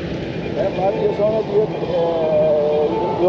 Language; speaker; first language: Turkish; early bilingual, heritage; Turkish